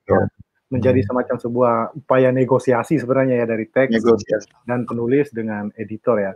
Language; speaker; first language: Indonesian; native; Indonesian